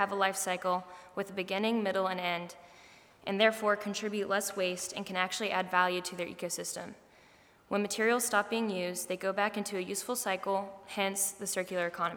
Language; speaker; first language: English; native; English